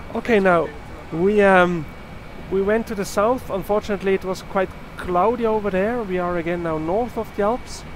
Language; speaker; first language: English; non-native, fluent; German